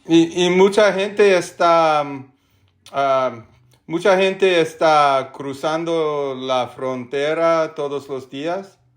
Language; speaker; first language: Spanish; non-native, learner; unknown